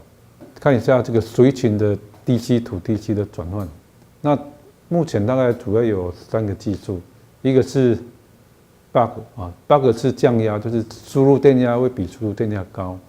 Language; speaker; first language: Chinese; native; Chinese